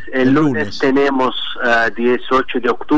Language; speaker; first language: Spanish; non-native, learner; Azerbaijani